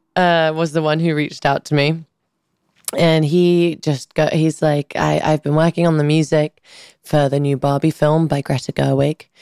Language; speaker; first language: English; early bilingual, other home language; Albanian